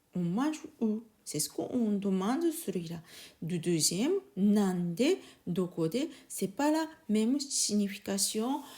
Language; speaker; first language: French; non-native, learner; Japanese